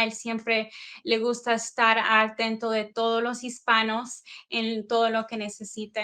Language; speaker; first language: Spanish; early bilingual, heritage; Spanish